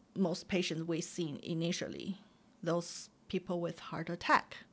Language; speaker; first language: English; non-native, fluent; Chinese